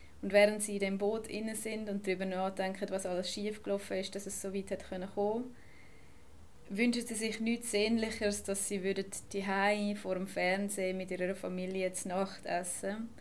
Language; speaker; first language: German; native; German